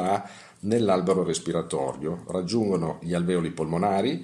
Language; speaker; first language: Italian; native; Italian